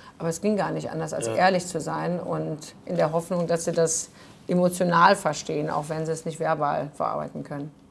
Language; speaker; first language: German; early bilingual, other home language; Croatian